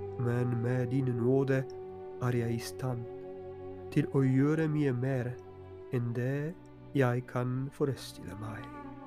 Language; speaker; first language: Norwegian; non-native, fluent; Polish